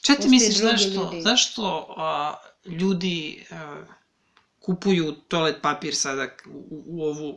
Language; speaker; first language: Serbian; native; Serbian